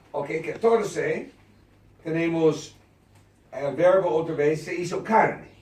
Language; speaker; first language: Spanish; non-native, learner; English